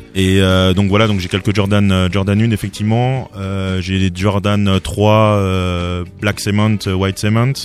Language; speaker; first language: French; native; French